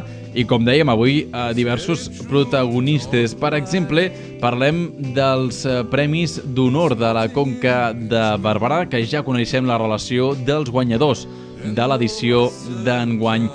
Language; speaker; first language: Catalan; native; Catalan